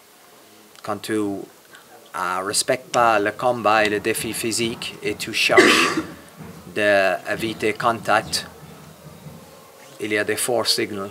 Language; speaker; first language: French; non-native, fluent; English